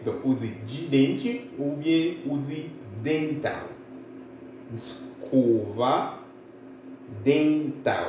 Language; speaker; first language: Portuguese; non-native, fluent; Haitian Creole